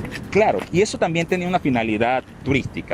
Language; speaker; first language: Spanish; native; Spanish